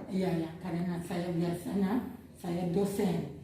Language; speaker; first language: Indonesian; non-native, learner; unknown